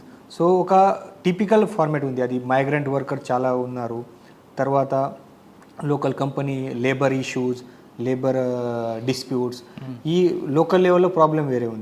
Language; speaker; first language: Telugu; non-native, fluent; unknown